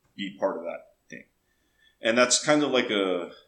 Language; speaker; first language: English; early bilingual, other home language; Spanish